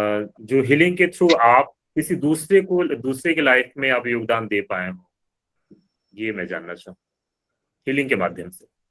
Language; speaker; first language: Hindi; native; Hindi